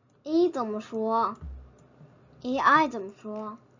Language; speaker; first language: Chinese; early bilingual, heritage; Chinese